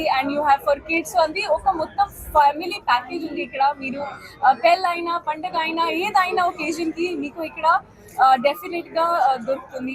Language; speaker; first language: Telugu; non-native, learner; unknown